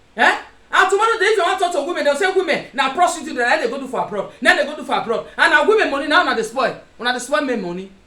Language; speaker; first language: Nigerian Pidgin; non-native, local second language; Bini